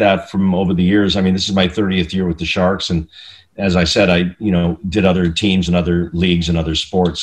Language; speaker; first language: English; native; English